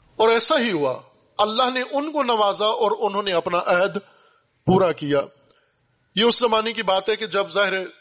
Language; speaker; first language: Urdu; native; Urdu